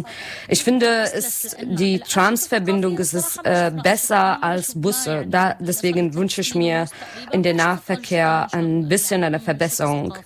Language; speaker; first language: German; non-native, learner; Arabic